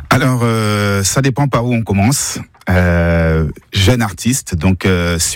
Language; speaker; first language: French; native; French